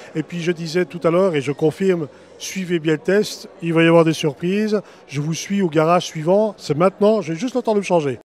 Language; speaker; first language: French; native; French